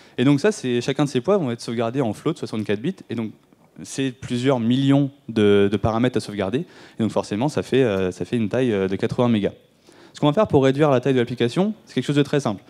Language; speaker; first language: French; native; French